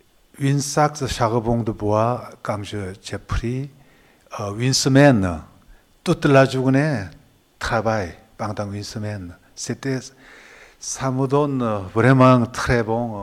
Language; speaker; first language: French; non-native, learner; Korean